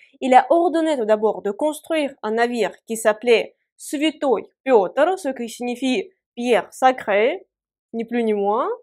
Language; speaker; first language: French; non-native, fluent; Russian